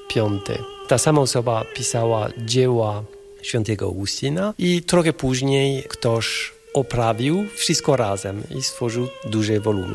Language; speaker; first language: Polish; non-native, fluent; French